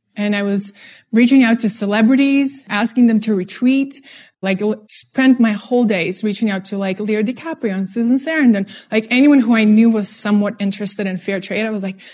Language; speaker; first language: English; non-native, fluent; Russian